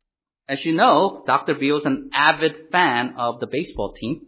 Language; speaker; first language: English; native; English